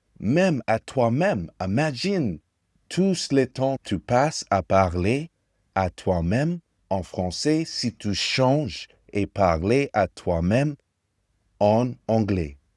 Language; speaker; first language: French; non-native, fluent; English